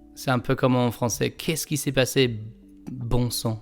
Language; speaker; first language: French; non-native, learner; English